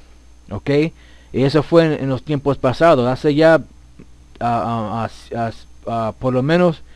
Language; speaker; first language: Spanish; early bilingual, heritage; Spanish